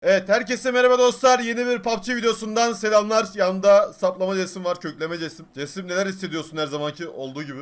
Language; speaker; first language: Turkish; native; Turkish